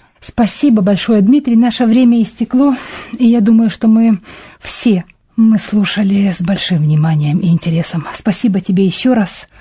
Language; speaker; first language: Russian; native; Russian